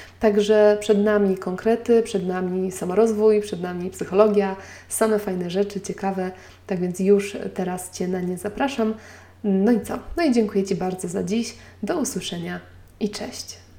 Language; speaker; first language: Polish; native; Polish